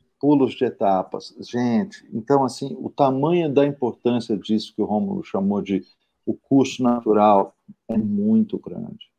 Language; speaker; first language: Portuguese; native; Portuguese